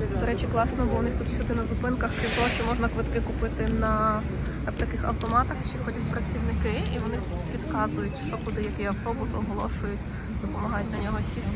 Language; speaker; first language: Ukrainian; native; Ukrainian